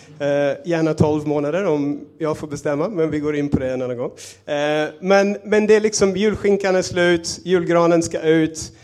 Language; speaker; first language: Swedish; native; Swedish